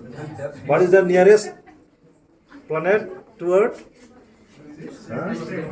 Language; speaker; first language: English; non-native, local second language; Bodo